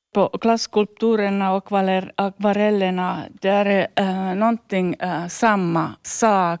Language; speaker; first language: Swedish; non-native, local second language; Finnish